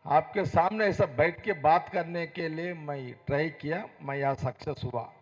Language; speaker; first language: Hindi; non-native, local second language; Telugu